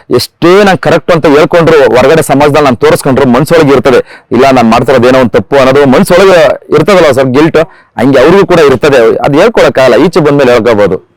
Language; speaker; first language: Kannada; native; Kannada